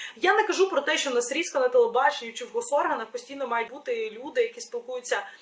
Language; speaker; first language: Ukrainian; non-native, local second language; Russian